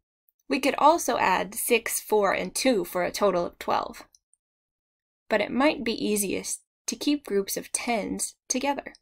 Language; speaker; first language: English; native; English